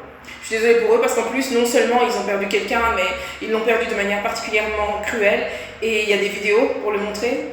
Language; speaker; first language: French; native; French